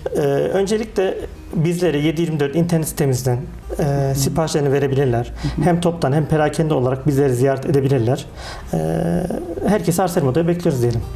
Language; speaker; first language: Turkish; native; Turkish